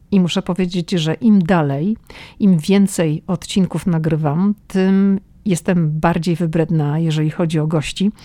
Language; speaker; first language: Polish; native; Polish